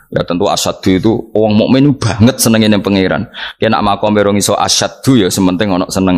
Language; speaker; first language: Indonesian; non-native, local second language; Javanese